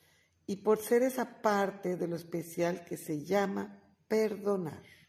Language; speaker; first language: Spanish; native; Spanish